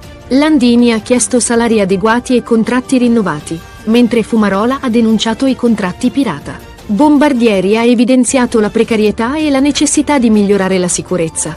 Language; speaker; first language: Italian; native; Italian